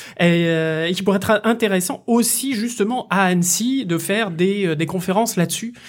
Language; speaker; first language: French; native; French